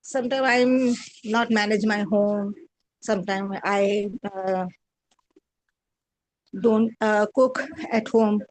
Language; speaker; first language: English; non-native, learner; Urdu